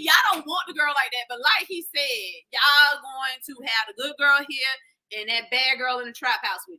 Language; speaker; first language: English; native; English